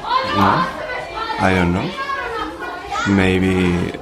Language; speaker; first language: English; non-native, learner; Spanish